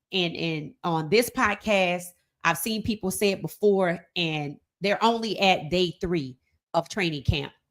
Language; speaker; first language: English; native; English